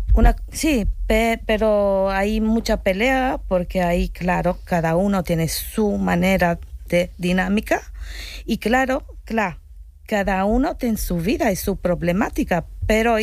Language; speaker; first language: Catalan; non-native, learner; Italian